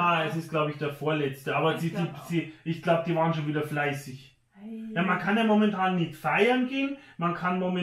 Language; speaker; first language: German; native; German